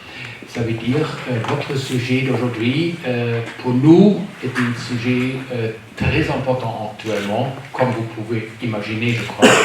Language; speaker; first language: French; non-native, fluent; German